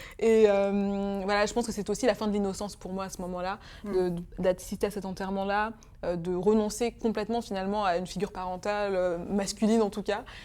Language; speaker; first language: French; early bilingual, other home language; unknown